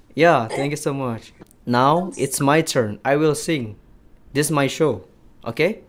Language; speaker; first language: English; non-native, learner; Indonesian